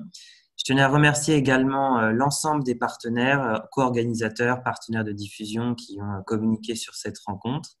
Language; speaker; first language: French; native; French